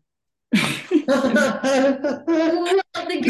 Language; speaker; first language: English; native; English